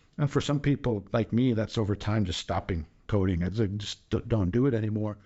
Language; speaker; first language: English; non-native, fluent; Danish